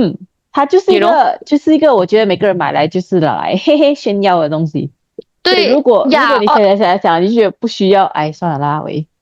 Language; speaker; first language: Chinese; native; Chinese